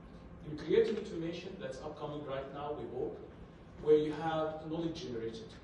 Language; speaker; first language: English; non-native, fluent; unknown